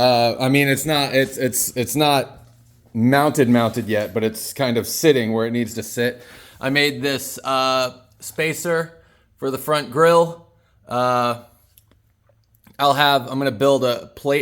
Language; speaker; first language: English; native; English